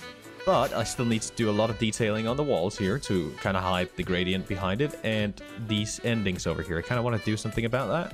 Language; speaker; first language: English; native; English